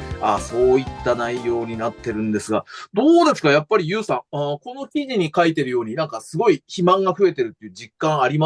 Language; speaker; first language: Japanese; native; Japanese